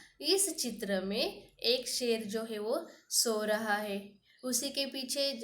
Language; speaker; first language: Hindi; native; Hindi